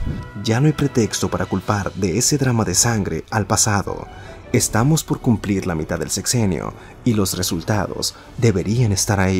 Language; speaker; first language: Spanish; native; Spanish